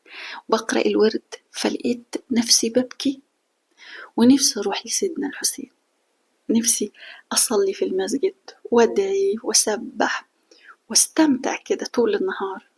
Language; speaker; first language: Arabic; native; Arabic